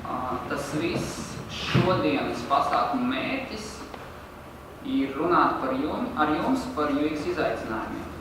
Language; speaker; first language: Latvian; native; Latvian